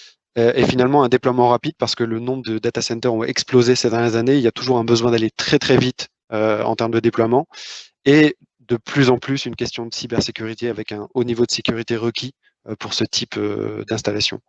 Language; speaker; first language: French; native; French